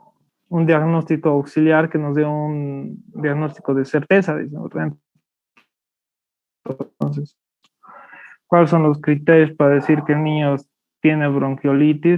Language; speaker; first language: Spanish; native; Spanish